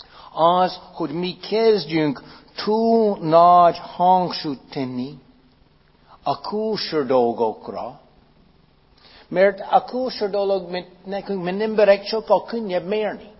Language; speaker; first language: Hungarian; non-native, fluent; English